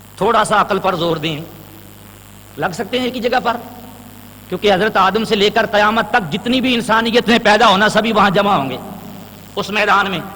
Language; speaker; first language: Urdu; non-native, local second language; Punjabi